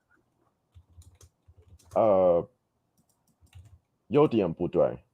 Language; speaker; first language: Chinese; non-native, learner; English